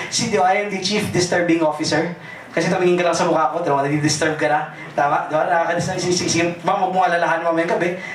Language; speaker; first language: Filipino; non-native, local second language; Cebuano